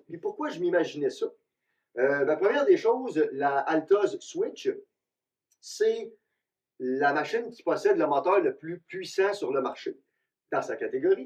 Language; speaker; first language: French; native; French